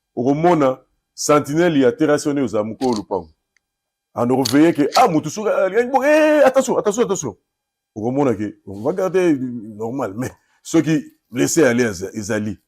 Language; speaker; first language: Lingala; native; Lingala